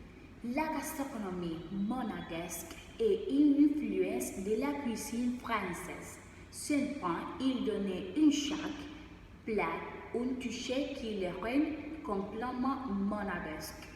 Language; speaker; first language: French; non-native, learner; Spanish